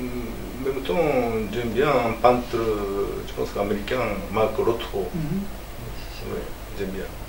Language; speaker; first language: French; non-native, learner; Japanese